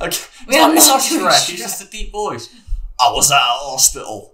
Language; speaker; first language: English; native; English